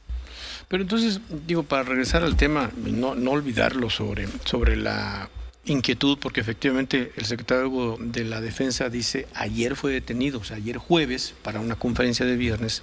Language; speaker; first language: Spanish; native; Spanish